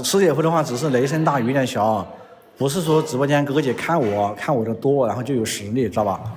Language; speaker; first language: Chinese; native; Chinese